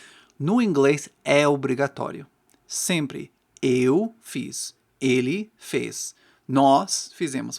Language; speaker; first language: Portuguese; non-native, fluent; English